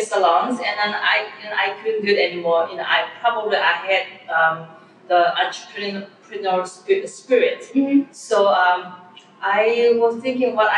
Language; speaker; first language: English; non-native, fluent; Korean